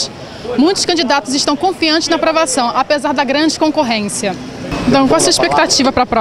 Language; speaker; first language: Portuguese; native; Portuguese